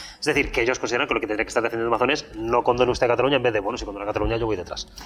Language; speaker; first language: Spanish; non-native, local second language; Catalan